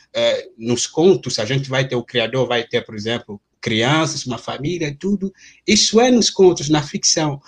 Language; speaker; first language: Portuguese; non-native, fluent; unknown